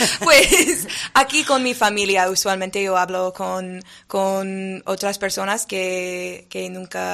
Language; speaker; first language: Spanish; non-native, learner; English